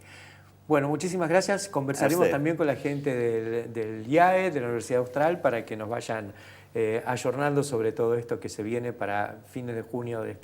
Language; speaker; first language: Spanish; native; Spanish